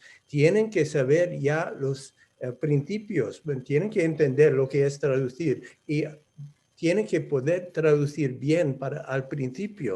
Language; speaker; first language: Spanish; non-native, fluent; English